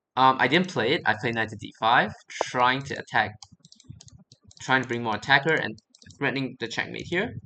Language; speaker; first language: English; non-native, fluent; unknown